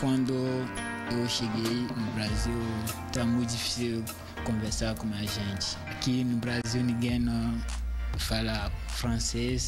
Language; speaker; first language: Portuguese; non-native, learner; French